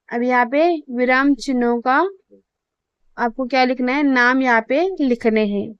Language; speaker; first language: Hindi; non-native, local second language; Marathi